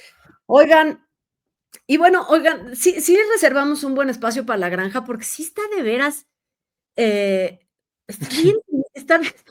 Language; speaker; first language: Spanish; native; Spanish